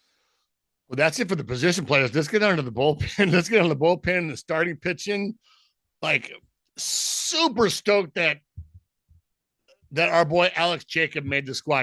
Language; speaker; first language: English; native; English